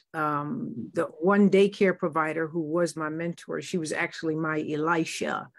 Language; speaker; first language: English; native; English